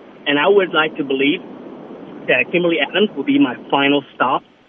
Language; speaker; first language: English; early bilingual, other home language; Vietnamese